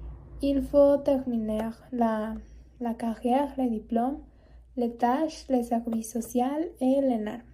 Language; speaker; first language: French; non-native, learner; Spanish